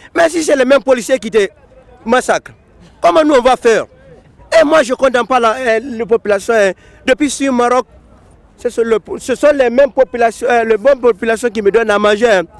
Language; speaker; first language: French; non-native, local second language; Fula